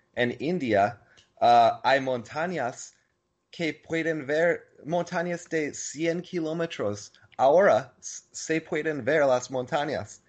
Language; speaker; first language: Spanish; non-native, learner; English